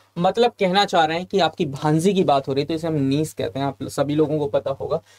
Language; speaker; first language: Hindi; native; Hindi